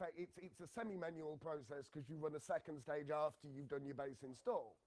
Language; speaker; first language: English; native; English